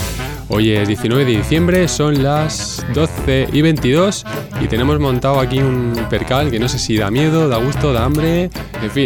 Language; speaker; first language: Spanish; native; Spanish